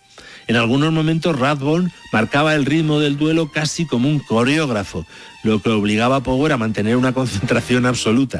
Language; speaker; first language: Spanish; native; Spanish